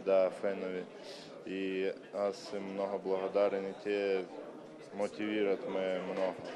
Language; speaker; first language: Bulgarian; non-native, learner; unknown